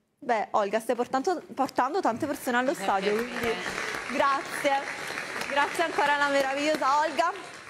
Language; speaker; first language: Italian; native; Italian